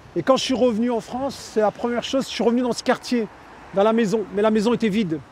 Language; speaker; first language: French; early bilingual, other home language; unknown